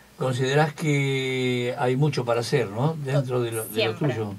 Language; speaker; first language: Spanish; native; Spanish